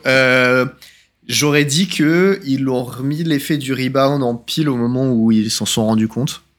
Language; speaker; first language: French; native; French